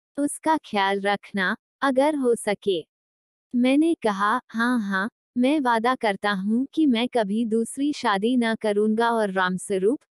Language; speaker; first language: Hindi; non-native, local second language; Marathi